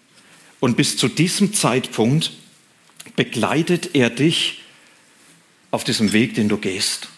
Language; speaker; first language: German; native; German